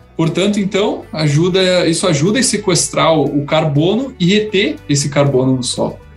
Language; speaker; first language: Portuguese; non-native, fluent; English